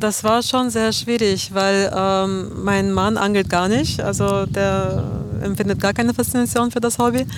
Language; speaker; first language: German; non-native, fluent; Russian